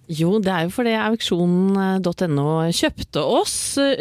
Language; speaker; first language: Norwegian; native; Norwegian